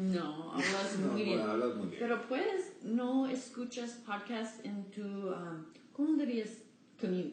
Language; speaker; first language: Spanish; non-native, learner; English